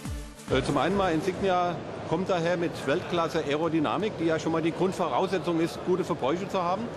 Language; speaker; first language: German; native; German